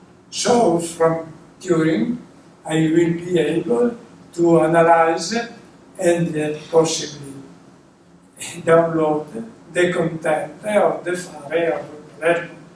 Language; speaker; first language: English; non-native, fluent; Italian